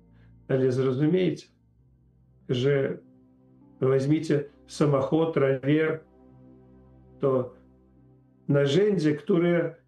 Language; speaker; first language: Polish; non-native, learner; Ukrainian